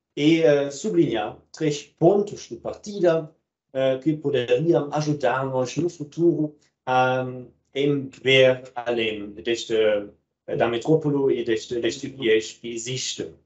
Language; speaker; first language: Portuguese; non-native, fluent; German